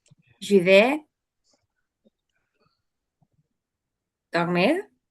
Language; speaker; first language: French; non-native, learner; Spanish